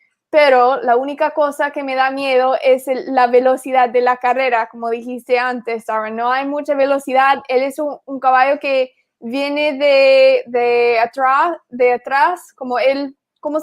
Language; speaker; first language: Spanish; non-native, fluent; English